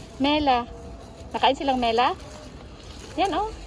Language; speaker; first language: Filipino; native; Filipino